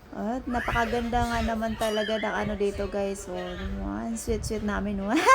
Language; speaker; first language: Filipino; non-native, local second language; Cebuano